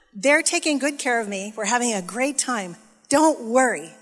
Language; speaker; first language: English; native; English